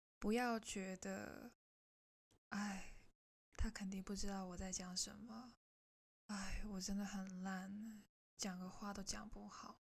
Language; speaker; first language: Chinese; non-native, local second language; Cantonese